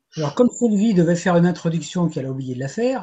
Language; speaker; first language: French; native; French